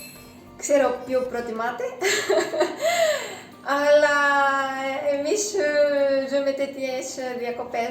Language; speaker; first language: Greek; non-native, fluent; Japanese